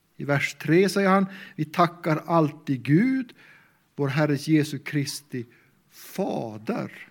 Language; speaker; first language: Swedish; native; Swedish